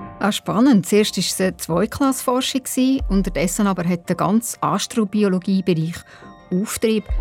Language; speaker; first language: German; native; German